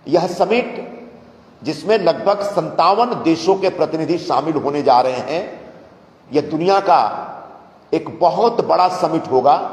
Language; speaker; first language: Hindi; non-native, local second language; Marathi